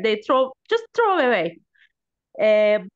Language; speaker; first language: English; non-native, learner; Turkish